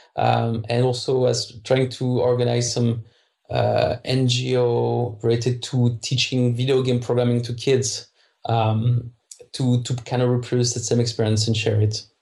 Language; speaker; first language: English; non-native, fluent; French